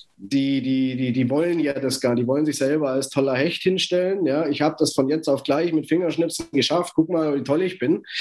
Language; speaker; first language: German; native; German